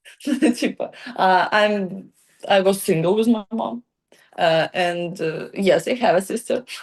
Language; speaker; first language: English; non-native, learner; Ukrainian